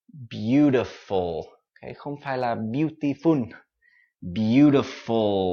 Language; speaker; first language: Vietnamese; non-native, fluent; English